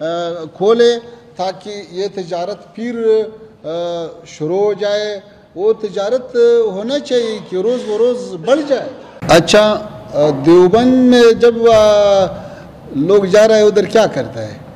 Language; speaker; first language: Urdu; non-native, fluent; Pashto